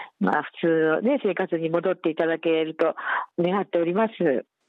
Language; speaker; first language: Japanese; native; Japanese